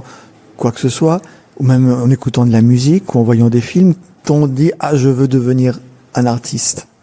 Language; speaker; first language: French; native; French